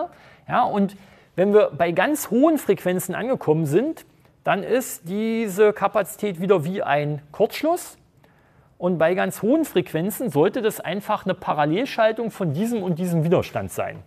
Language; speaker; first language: German; native; German